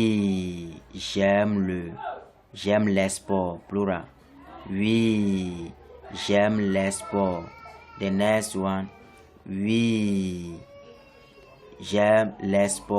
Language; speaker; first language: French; non-native, fluent; English